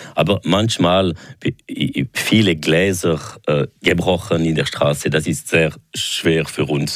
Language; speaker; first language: German; non-native, local second language; French